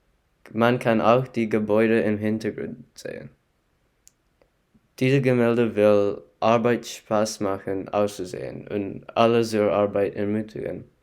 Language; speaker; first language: German; non-native, learner; English